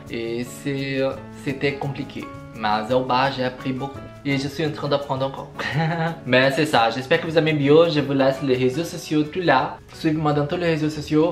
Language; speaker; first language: French; non-native, learner; Portuguese